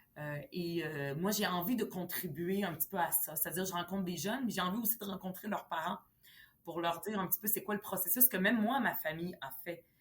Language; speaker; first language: French; early bilingual, other home language; Arabic